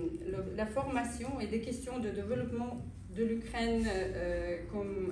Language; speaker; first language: French; non-native, fluent; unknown